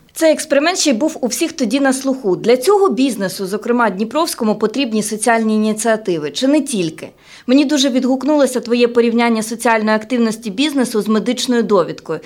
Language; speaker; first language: Ukrainian; native; Ukrainian